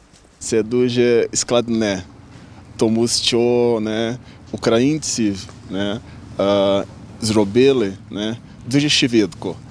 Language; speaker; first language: Ukrainian; non-native, learner; Portuguese